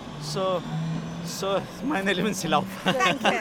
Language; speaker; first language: German; non-native, learner; Arabic